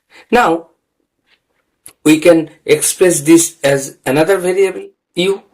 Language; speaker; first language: English; non-native, local second language; Bangla